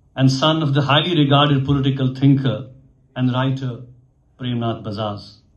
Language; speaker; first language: English; non-native, local second language; Urdu